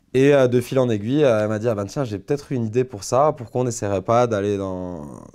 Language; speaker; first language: French; native; French